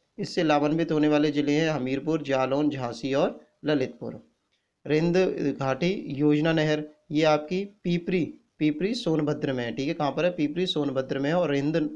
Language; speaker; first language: Hindi; native; Hindi